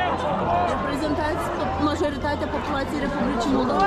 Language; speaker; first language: Russian; non-native, learner; Romanian